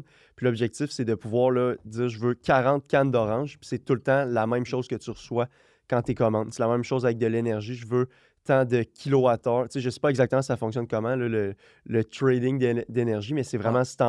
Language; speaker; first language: French; native; French